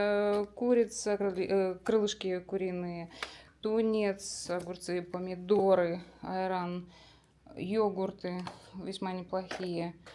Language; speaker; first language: Russian; native; Russian